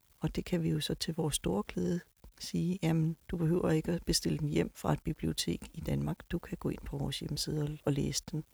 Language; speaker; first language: Danish; native; Danish